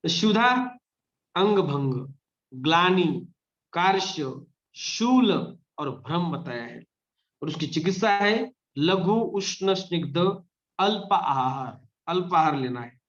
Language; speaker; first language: Hindi; non-native, local second language; Marathi